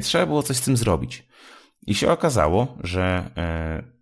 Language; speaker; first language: Polish; native; Polish